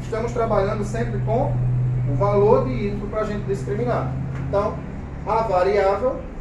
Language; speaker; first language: Portuguese; native; Portuguese